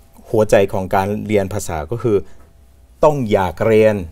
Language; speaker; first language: Thai; non-native, fluent; English